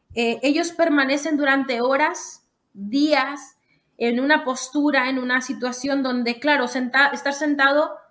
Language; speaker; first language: Spanish; native; Spanish